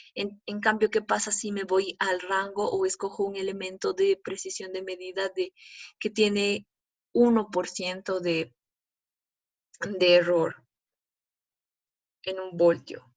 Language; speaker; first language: Spanish; native; Spanish